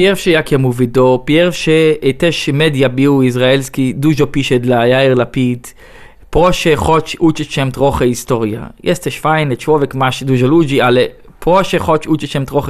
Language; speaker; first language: Polish; non-native, learner; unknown